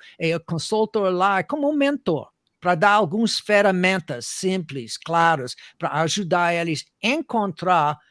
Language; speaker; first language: Portuguese; non-native, fluent; English